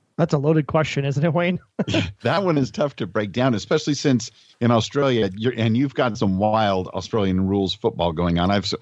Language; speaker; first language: English; native; English